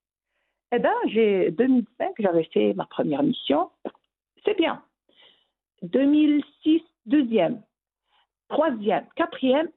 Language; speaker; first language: French; non-native, local second language; Arabic